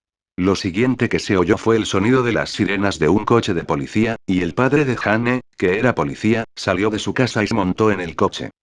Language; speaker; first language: Spanish; native; Spanish